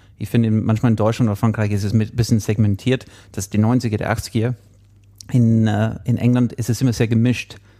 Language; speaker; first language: German; non-native, fluent; English